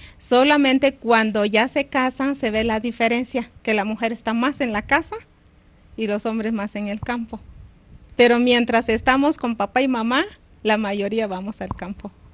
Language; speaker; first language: Spanish; non-native, local second language; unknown